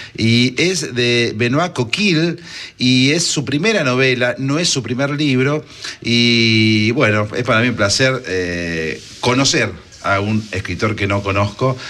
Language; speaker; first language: Spanish; native; Spanish